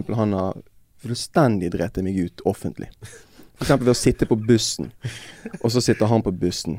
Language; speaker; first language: Norwegian; native; Norwegian